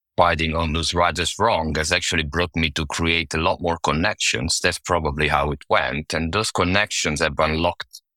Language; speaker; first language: English; non-native, fluent; Italian